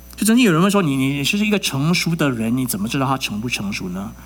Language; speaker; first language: Chinese; non-native, local second language; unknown